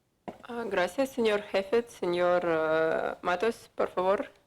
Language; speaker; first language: Spanish; non-native, fluent; Russian